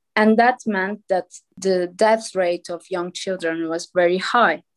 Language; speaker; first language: English; non-native, fluent; Portuguese